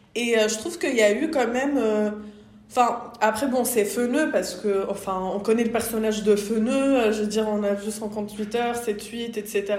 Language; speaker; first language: French; native; French